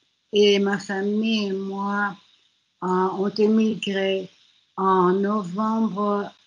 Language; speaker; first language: French; non-native, fluent; German